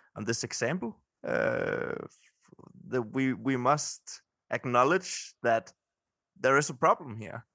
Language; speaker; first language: English; non-native, fluent; Danish